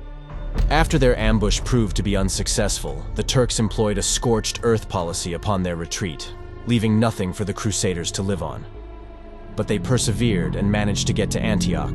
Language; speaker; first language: English; native; English